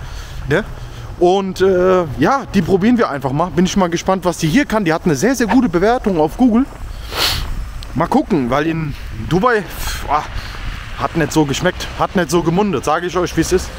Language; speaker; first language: German; native; German